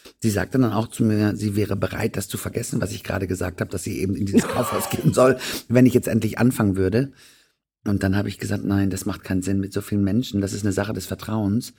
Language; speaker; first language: German; native; German